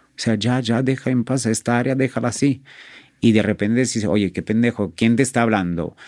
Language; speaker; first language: Spanish; non-native, fluent; Italian